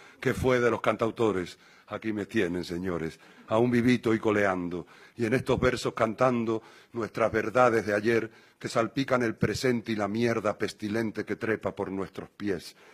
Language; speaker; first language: Spanish; native; Spanish